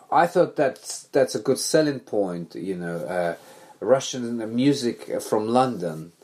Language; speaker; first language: English; non-native, fluent; Belarusian